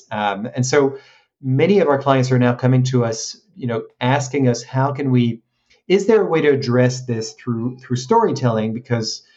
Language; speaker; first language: English; non-native, fluent; French